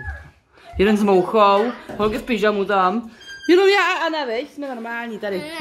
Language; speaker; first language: Czech; native; Czech